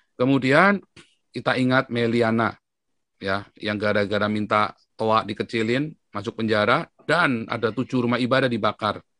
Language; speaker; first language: Indonesian; native; Indonesian